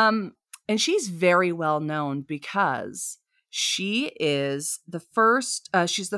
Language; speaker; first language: English; native; English